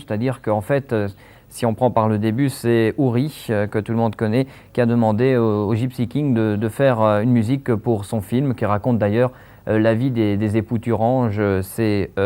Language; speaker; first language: French; native; French